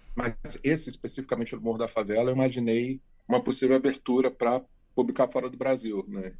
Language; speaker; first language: Portuguese; native; Portuguese